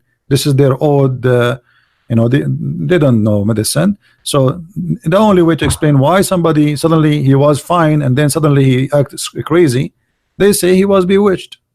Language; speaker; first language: English; non-native, fluent; Arabic